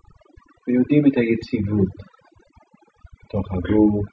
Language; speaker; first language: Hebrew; non-native, fluent; English